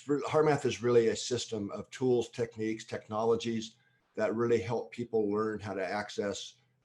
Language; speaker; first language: English; native; English